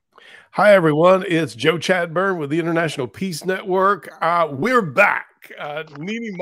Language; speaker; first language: English; native; English